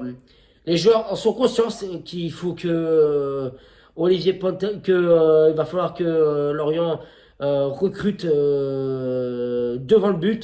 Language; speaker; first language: French; native; French